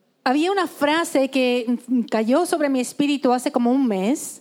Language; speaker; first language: Spanish; native; Spanish